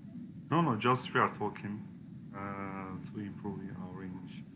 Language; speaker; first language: English; non-native, learner; Turkish